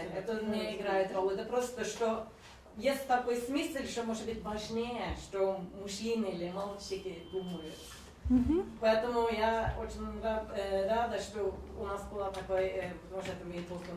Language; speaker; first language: Russian; non-native, learner; Norwegian